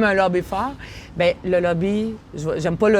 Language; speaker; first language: French; native; French